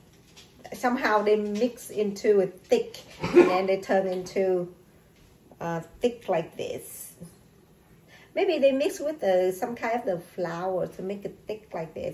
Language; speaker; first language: English; non-native, learner; Vietnamese